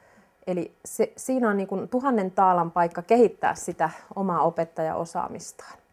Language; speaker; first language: Finnish; native; Finnish